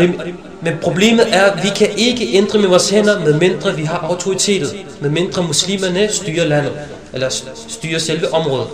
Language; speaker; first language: Danish; early bilingual, other home language; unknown